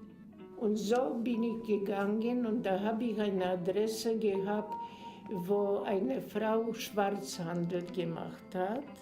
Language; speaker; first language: German; non-native, fluent; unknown